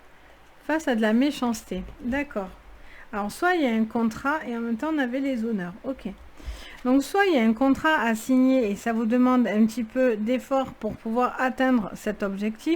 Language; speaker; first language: French; native; French